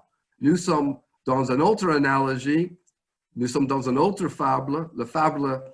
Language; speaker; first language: French; non-native, fluent; English